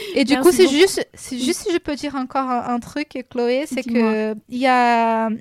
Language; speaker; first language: French; non-native, fluent; Portuguese